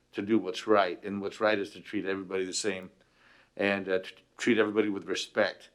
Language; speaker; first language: English; early bilingual, other home language; Spanish